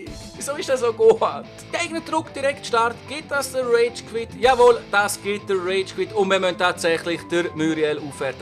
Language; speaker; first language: German; native; German